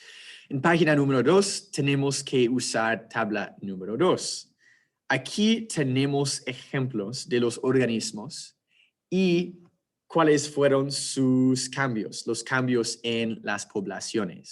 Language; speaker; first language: Spanish; non-native, fluent; English